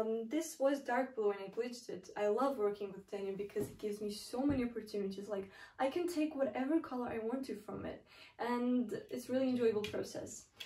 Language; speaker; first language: English; non-native, fluent; Georgian